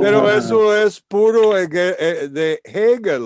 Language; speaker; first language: Spanish; non-native, fluent; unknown